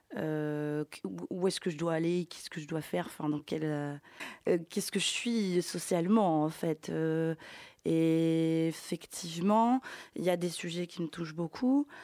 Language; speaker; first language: French; early bilingual, other home language; Ukrainian